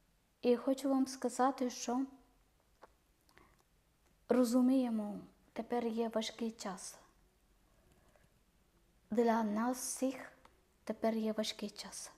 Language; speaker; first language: Ukrainian; non-native, learner; Malayalam